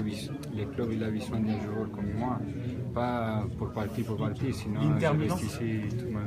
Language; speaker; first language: French; non-native, fluent; Spanish